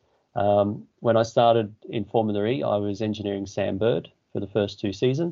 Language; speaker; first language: English; native; English